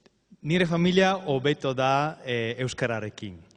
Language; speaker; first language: Basque; non-native, learner; Friulian